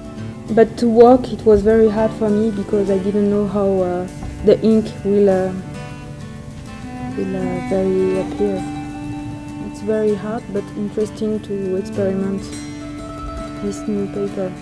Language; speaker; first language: English; non-native, learner; French